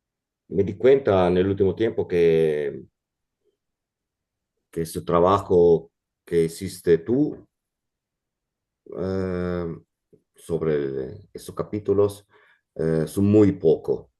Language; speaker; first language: Spanish; non-native, fluent; Italian